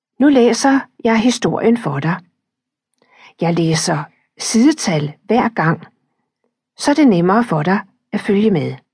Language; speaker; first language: Danish; native; Danish